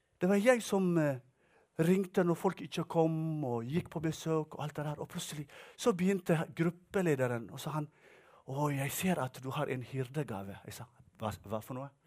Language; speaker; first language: Norwegian; non-native, fluent; Tigrinya